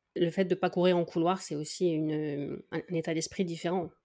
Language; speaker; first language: French; native; French